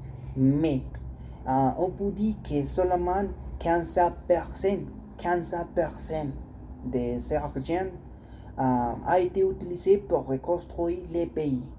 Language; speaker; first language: French; non-native, learner; Spanish